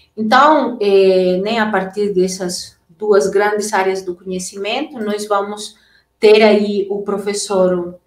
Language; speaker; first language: Portuguese; non-native, fluent; Spanish